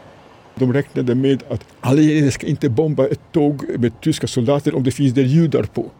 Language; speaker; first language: Swedish; non-native, fluent; Serbian